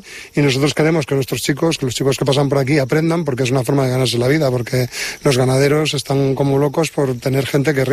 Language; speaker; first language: Spanish; native; Spanish